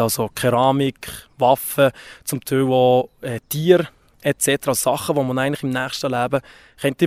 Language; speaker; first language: German; native; German